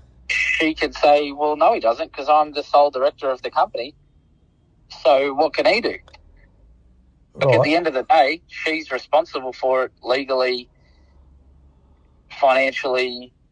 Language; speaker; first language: English; native; English